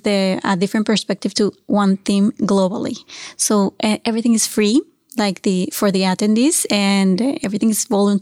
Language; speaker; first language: English; non-native, fluent; Spanish